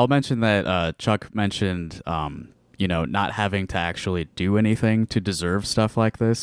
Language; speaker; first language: English; native; English